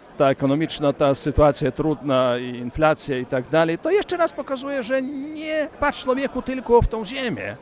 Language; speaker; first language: Polish; early bilingual, heritage; Polish